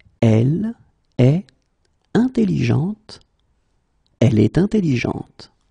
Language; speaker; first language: French; native; French